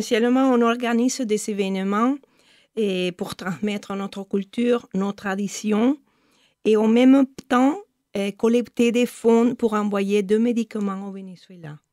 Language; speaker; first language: French; non-native, fluent; Spanish